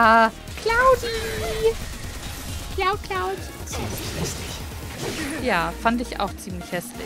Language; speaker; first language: German; native; German